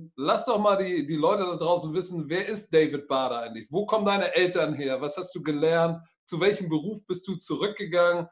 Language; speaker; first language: German; native; German